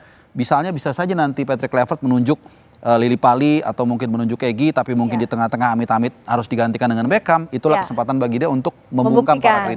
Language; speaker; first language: Indonesian; native; Indonesian